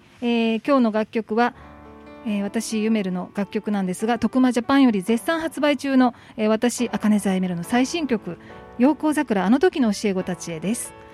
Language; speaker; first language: Japanese; native; Japanese